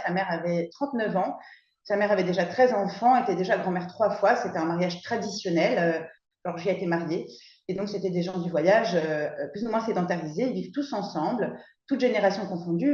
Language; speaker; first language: French; native; French